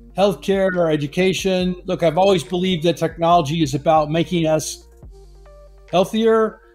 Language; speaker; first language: English; native; English